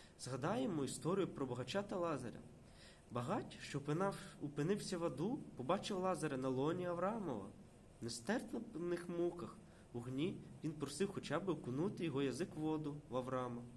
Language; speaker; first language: Ukrainian; non-native, local second language; Russian